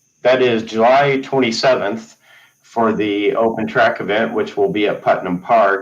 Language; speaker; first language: English; native; English